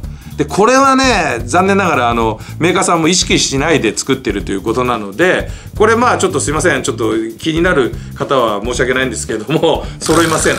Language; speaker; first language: Japanese; native; Japanese